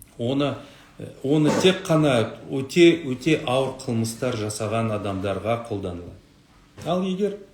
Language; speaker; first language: Kazakh; non-native, local second language; Russian